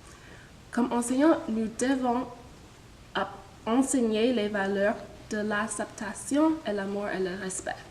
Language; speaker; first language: French; non-native, fluent; English